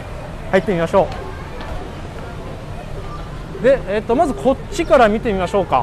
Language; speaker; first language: Japanese; native; Japanese